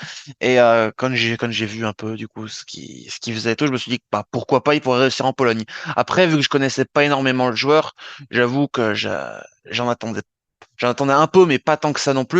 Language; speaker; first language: French; native; French